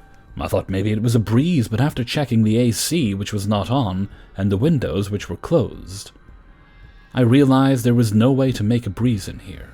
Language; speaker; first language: English; native; English